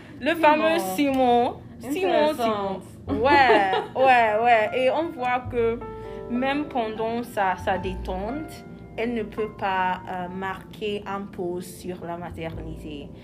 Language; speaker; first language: French; non-native, learner; English